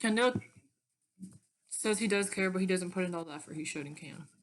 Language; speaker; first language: English; native; English